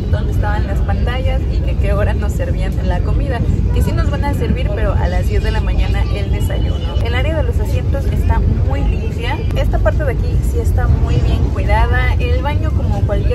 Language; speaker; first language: Spanish; native; Spanish